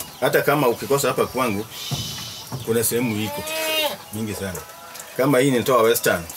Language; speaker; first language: Swahili; non-native, local second language; Luo (Kenya and Tanzania)